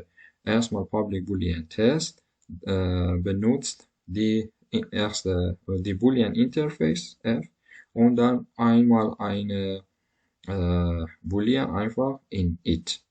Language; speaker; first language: German; non-native, learner; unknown